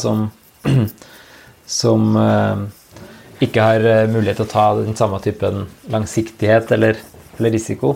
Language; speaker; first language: Norwegian; native; Norwegian